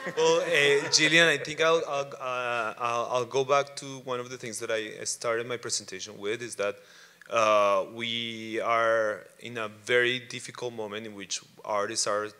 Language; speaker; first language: English; non-native, fluent; Spanish